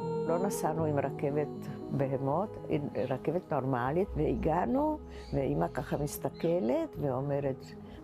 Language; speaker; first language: Hebrew; non-native, fluent; Czech